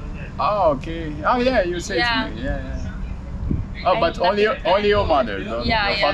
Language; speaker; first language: English; non-native, learner; Portuguese